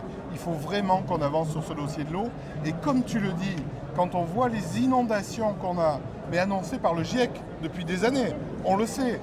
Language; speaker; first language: French; native; French